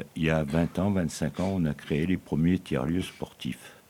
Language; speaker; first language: French; native; French